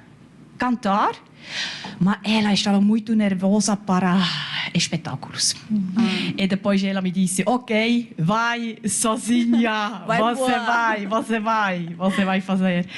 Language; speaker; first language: Portuguese; non-native, learner; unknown